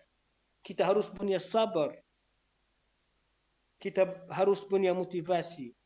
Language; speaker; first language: Indonesian; non-native, learner; Arabic